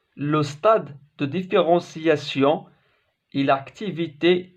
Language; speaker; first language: French; non-native, local second language; Arabic